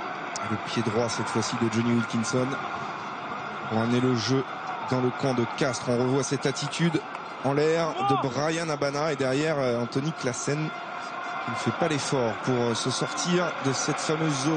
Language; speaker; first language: French; native; French